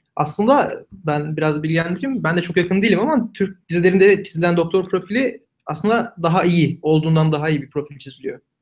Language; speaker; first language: Turkish; native; Turkish